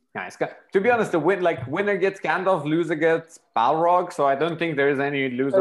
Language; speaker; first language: English; non-native, fluent; Persian